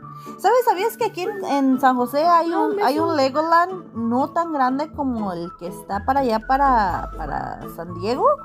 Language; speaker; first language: Spanish; native; Spanish